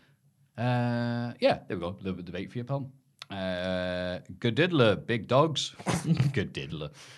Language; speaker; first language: English; native; English